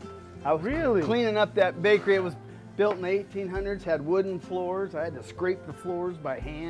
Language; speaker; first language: English; native; English